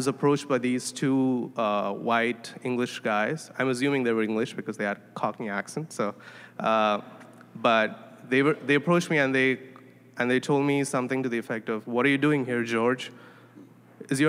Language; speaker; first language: English; non-native, local second language; Tamil